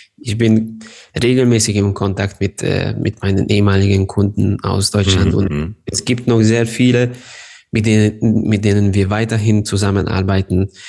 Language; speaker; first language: German; non-native, fluent; Hungarian